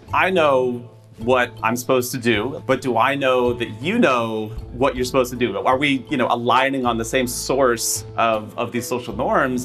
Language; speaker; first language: English; native; English